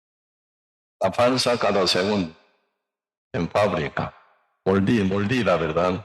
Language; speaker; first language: Spanish; non-native, learner; Korean